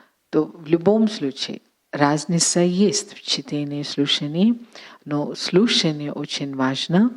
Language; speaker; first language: Russian; non-native, fluent; Hindi